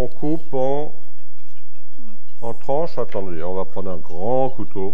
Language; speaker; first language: French; native; French